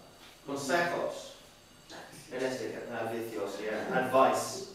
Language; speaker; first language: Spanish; non-native, learner; English